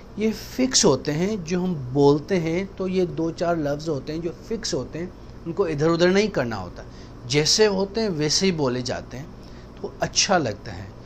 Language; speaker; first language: Urdu; non-native, local second language; Baluchi